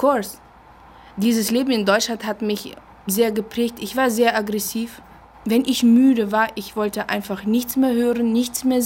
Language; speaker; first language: German; early bilingual, other home language; Russian